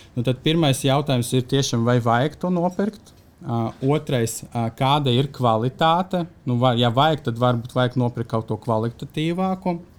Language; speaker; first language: Latvian; non-native, local second language; Russian